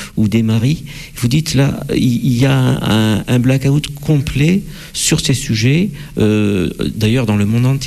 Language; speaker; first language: French; native; French